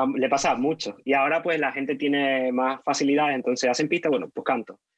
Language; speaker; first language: Spanish; native; Spanish